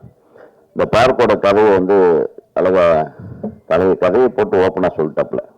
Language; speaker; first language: Tamil; native; Tamil